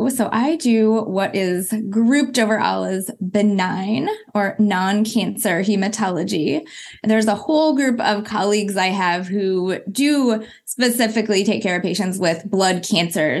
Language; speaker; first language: English; native; English